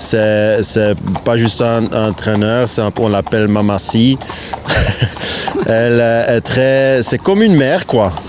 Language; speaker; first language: French; non-native, local second language; Dutch